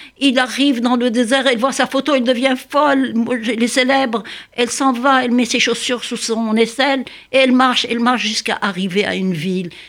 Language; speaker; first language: French; non-native, local second language; Arabic